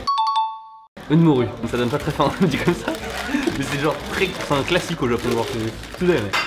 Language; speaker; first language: French; native; French